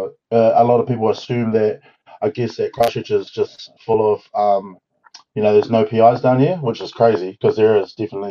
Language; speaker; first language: English; native; English